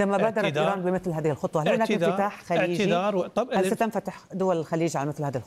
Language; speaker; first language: Arabic; native; Arabic